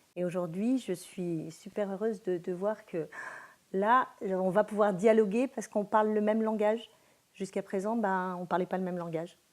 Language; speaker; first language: French; early bilingual, other home language; Spanish